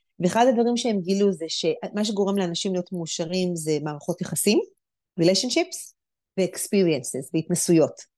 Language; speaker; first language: Hebrew; native; Hebrew